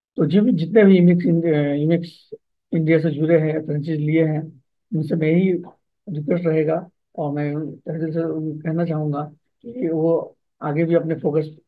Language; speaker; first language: Hindi; non-native, local second language; Bangla